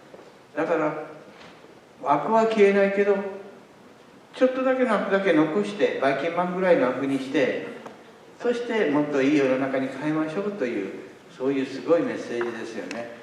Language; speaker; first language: Japanese; native; Japanese